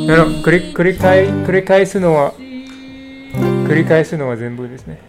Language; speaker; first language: Japanese; non-native, learner; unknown